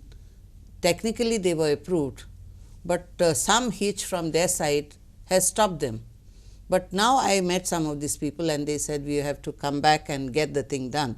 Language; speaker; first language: English; non-native, local second language; Konkani